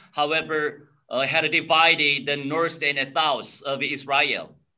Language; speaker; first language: English; non-native, learner; Korean